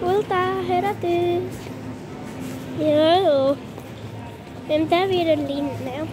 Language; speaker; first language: Finnish; early bilingual, heritage; Finnish